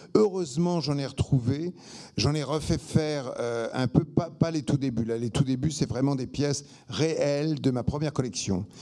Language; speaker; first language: French; native; French